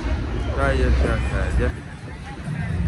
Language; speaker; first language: English; native; English